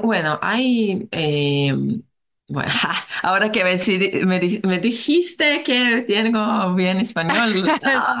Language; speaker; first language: Spanish; non-native, learner; Hebrew